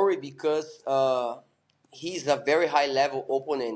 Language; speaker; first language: English; non-native, learner; Portuguese